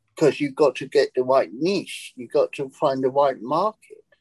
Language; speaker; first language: English; native; English